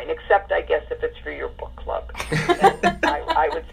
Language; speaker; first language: English; native; English